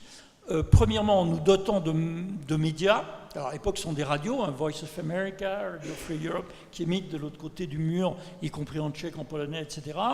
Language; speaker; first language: French; native; French